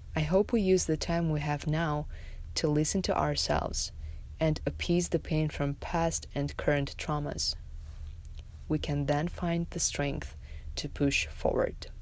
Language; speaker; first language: English; non-native, fluent; Tajik